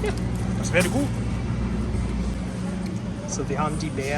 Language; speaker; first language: German; non-native, learner; English